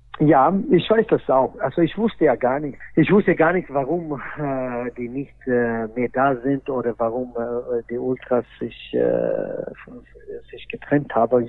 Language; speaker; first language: German; non-native, fluent; Swedish